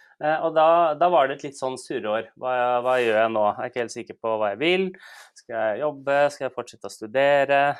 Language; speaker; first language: Norwegian; native; Norwegian